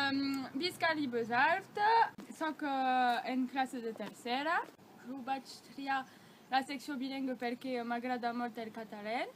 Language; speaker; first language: Catalan; non-native, local second language; French